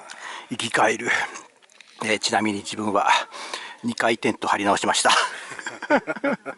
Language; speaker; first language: Japanese; native; Japanese